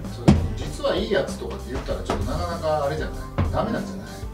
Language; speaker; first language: Japanese; native; Japanese